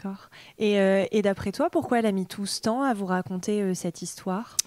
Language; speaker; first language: French; native; French